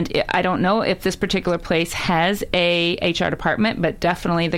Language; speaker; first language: English; native; English